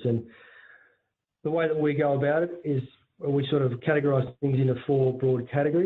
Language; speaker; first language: English; native; English